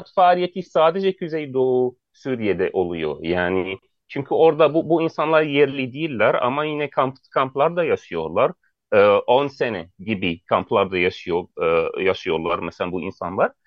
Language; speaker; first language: Turkish; non-native, fluent; Arabic